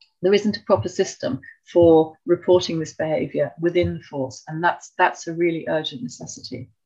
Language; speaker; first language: English; native; English